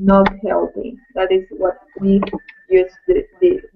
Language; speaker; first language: English; non-native, learner; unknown